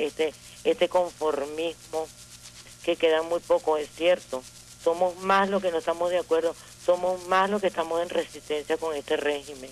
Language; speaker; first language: Spanish; native; Spanish